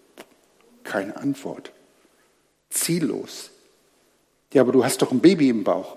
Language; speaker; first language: German; native; German